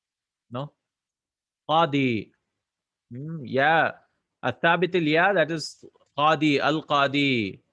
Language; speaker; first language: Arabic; non-native, fluent; English